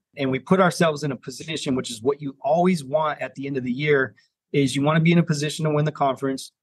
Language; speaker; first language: English; native; English